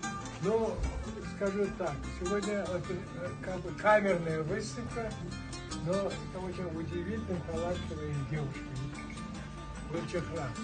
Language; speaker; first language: Russian; non-native, local second language; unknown